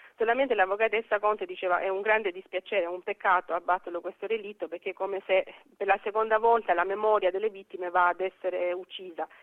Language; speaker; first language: Italian; non-native, fluent; Albanian